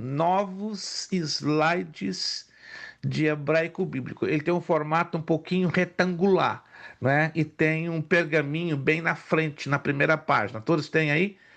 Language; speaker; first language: Portuguese; non-native, local second language; Spanish